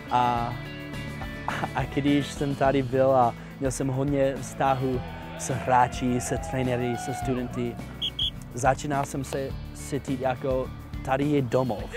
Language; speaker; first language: Czech; non-native, fluent; English